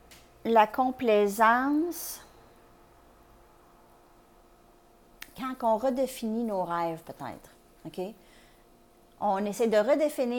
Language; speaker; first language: French; native; French